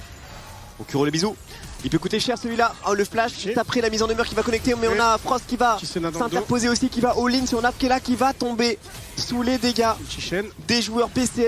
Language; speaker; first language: French; native; French